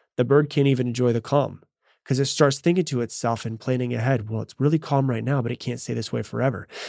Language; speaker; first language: English; native; English